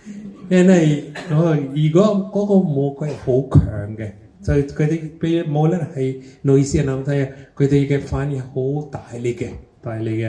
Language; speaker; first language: Cantonese; early bilingual, heritage; Cantonese